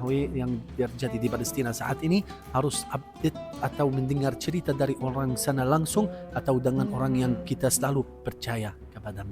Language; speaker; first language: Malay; non-native, fluent; Arabic